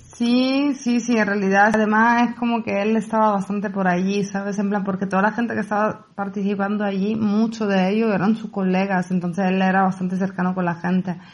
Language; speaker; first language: Spanish; non-native, fluent; Italian